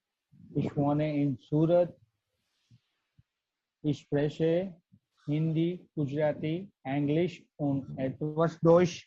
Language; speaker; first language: German; non-native, learner; Gujarati